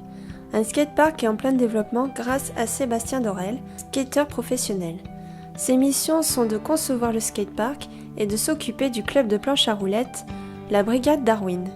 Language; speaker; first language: French; native; French